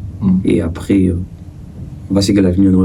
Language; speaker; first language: French; non-native, local second language; Swahili